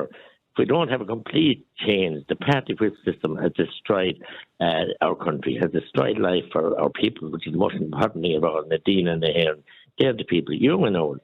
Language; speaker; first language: English; native; English